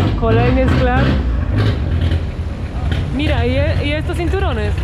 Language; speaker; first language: Spanish; non-native, learner; Polish